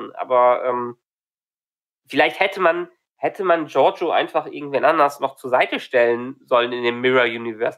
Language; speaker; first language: German; native; German